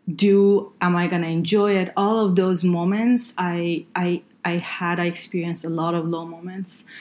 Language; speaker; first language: English; non-native, fluent; Persian